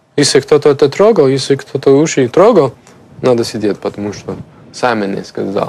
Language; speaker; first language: Russian; non-native, learner; English